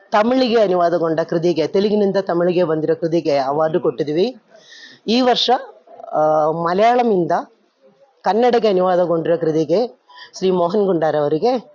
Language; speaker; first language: Kannada; non-native, local second language; Malayalam